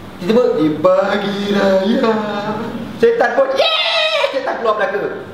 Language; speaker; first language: Malay; native; Malay